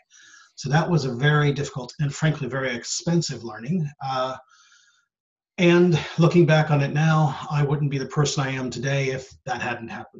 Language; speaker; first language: English; native; English